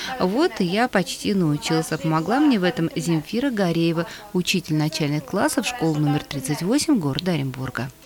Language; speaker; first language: Russian; native; Russian